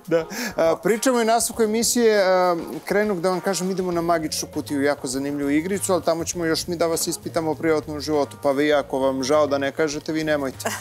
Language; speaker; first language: Serbian; native; Serbian